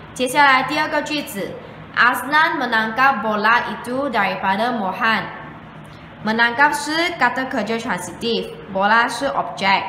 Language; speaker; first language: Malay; non-native, local second language; Chinese